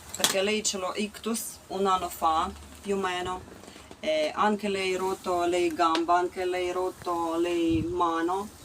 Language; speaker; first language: Italian; non-native, learner; Ukrainian